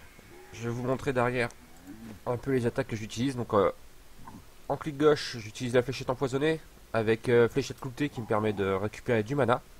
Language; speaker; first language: French; native; French